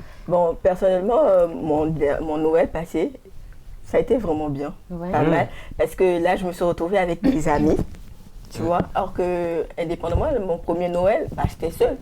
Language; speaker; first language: French; non-native, local second language; Ewe